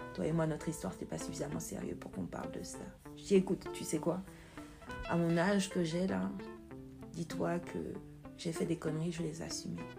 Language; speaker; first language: French; native; French